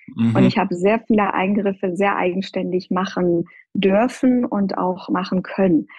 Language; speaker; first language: German; non-native, fluent; Persian